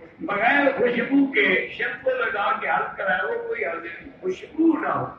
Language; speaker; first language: Urdu; native; Urdu